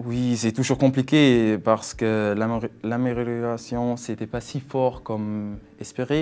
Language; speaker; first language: French; non-native, fluent; Swiss German